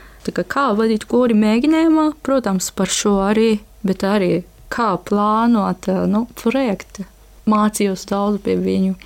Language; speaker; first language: Latvian; non-native, learner; Japanese